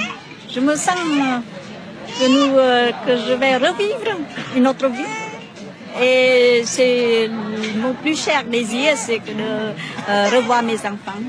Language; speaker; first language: French; non-native, local second language; Vietnamese